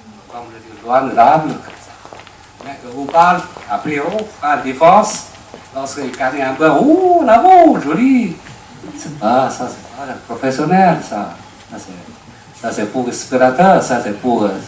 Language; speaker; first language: French; non-native, learner; Chinese